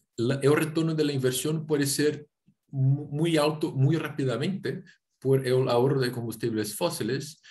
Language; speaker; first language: Spanish; non-native, fluent; Portuguese